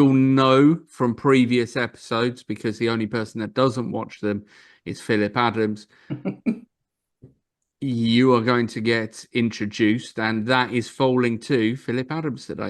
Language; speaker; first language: English; native; English